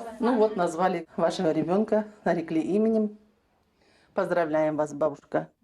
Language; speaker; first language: Russian; non-native, local second language; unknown